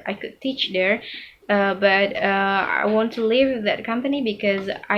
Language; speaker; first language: English; non-native, fluent; Indonesian